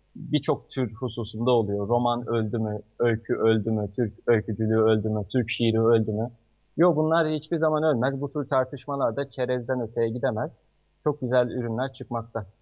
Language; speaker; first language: Turkish; native; Turkish